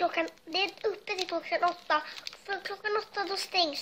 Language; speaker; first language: Swedish; early bilingual, other home language; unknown